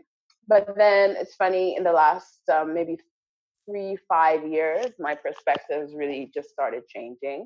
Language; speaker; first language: English; native; English